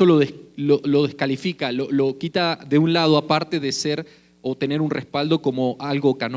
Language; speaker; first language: Spanish; native; Spanish